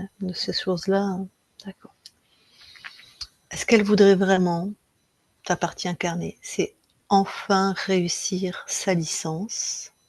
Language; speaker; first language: French; native; French